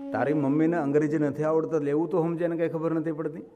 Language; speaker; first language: Hindi; non-native, local second language; Gujarati